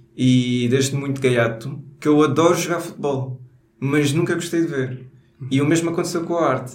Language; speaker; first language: Portuguese; native; Portuguese